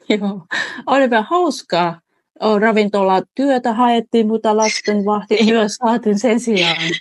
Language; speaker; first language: Finnish; non-native, fluent; Vietnamese